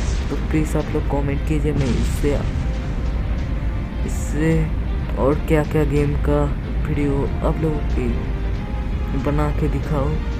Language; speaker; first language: Hindi; non-native, learner; Bangla